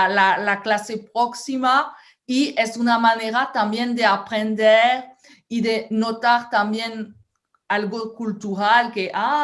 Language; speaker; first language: Spanish; non-native, fluent; French